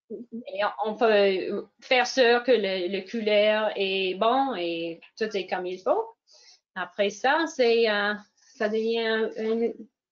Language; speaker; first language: French; non-native, fluent; English